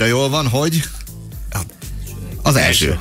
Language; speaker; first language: Hungarian; native; Hungarian